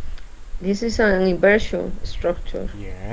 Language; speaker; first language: English; non-native, learner; Spanish